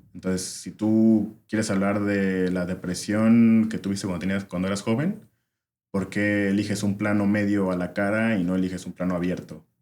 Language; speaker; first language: Spanish; native; Spanish